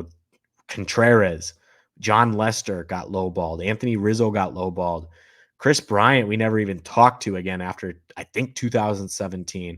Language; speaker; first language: English; native; English